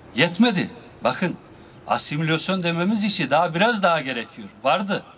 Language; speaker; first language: Turkish; native; Turkish